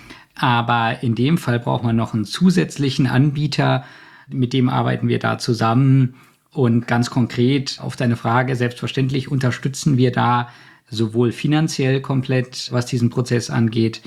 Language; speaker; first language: German; native; German